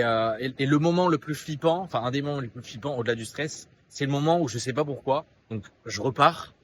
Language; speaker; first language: French; native; French